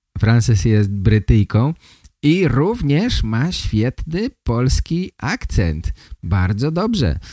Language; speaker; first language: Polish; native; Polish